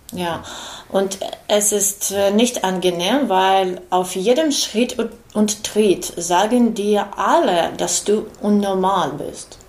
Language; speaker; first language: German; non-native, learner; Ukrainian